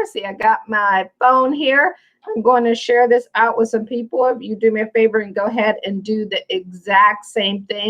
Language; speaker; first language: English; native; English